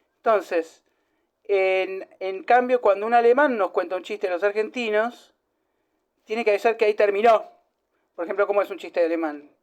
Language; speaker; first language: Spanish; native; Spanish